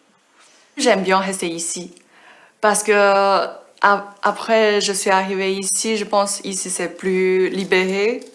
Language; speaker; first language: French; non-native, fluent; Chinese